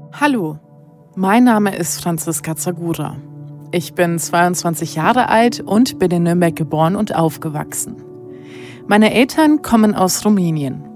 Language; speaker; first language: German; early bilingual, other home language; Romanian